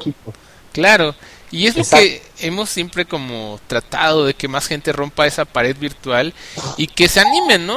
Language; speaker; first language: Spanish; native; Spanish